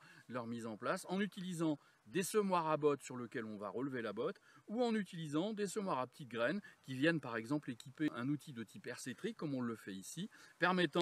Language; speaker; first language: French; native; French